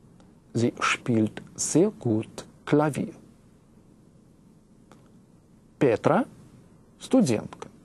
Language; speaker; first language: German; non-native, fluent; Russian